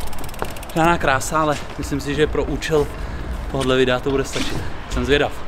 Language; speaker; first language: Czech; native; Czech